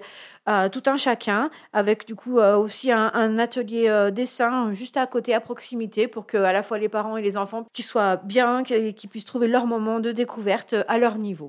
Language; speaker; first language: French; native; French